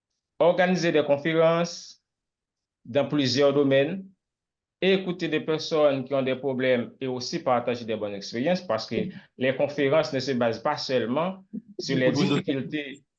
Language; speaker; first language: French; non-native, local second language; Haitian Creole